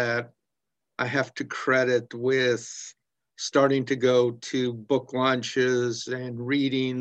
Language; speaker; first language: English; native; English